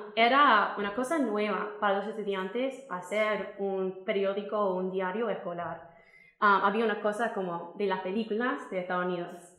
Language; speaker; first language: Spanish; non-native, fluent; English